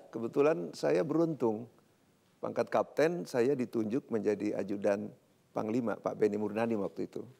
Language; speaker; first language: Indonesian; native; Indonesian